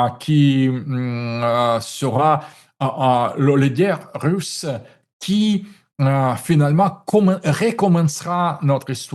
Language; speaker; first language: French; non-native, fluent; Russian